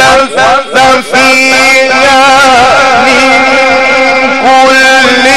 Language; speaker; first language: Arabic; native; Arabic